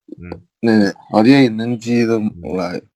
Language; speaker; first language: Korean; non-native, learner; Chinese